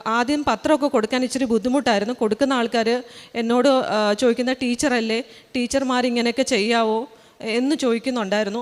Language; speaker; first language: Malayalam; early bilingual, heritage; Malayalam